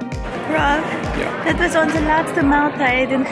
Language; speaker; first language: Dutch; non-native, learner; English